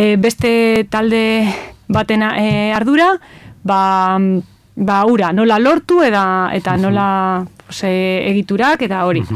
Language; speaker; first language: Basque; non-native, local second language; Spanish